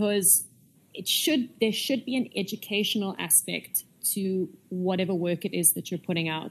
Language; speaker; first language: English; native; English